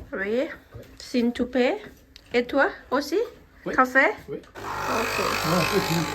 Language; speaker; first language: French; non-native, learner; Thai